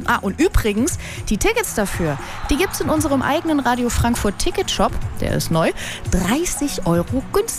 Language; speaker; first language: German; native; German